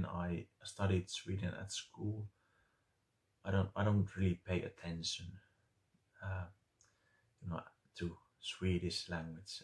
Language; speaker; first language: English; non-native, fluent; Finnish